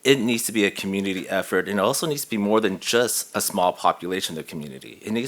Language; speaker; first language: English; native; English